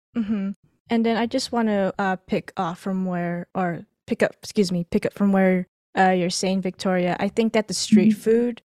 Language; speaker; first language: English; early bilingual, other home language; Filipino